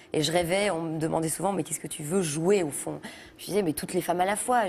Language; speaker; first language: French; native; French